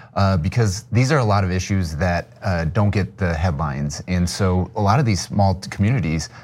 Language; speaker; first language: English; native; English